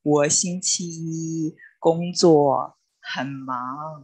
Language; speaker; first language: Chinese; non-native, learner; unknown